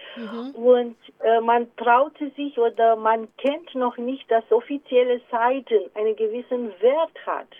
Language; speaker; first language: German; non-native, fluent; Romanian